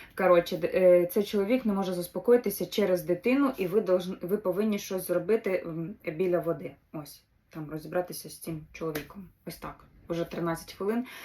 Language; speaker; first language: Ukrainian; native; Ukrainian